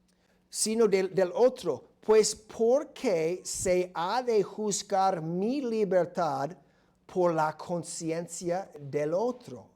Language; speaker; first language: Spanish; non-native, fluent; English